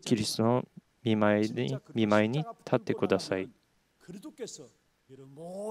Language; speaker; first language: Japanese; non-native, fluent; Korean